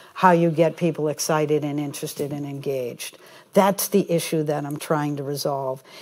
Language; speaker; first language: English; native; English